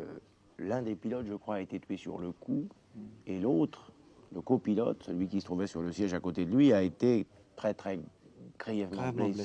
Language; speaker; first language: French; native; French